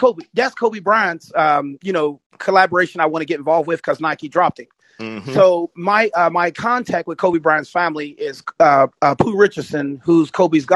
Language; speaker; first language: English; native; English